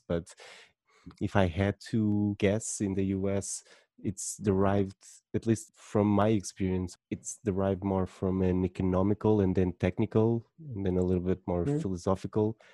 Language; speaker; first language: English; non-native, fluent; Portuguese